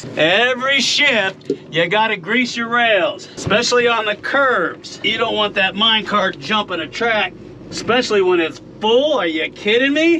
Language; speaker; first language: English; native; English